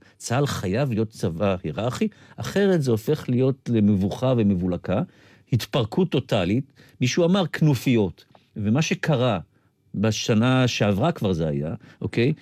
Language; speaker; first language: Hebrew; native; Hebrew